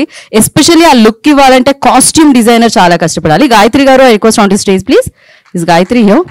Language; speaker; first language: Telugu; native; Telugu